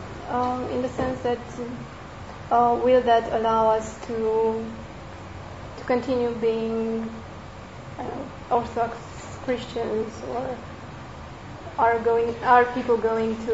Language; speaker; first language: English; non-native, fluent; Romanian